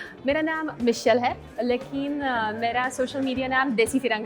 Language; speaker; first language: Hindi; non-native, learner; Czech